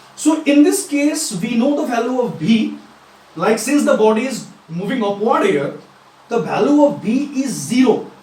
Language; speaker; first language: English; non-native, local second language; Nepali